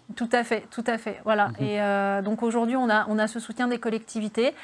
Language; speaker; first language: French; native; French